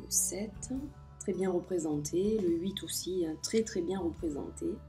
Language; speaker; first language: French; native; French